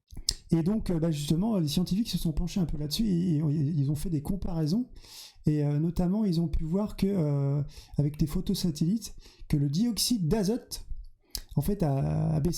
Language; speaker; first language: French; native; French